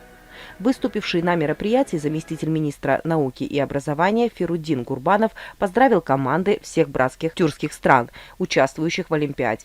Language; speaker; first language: Russian; native; Russian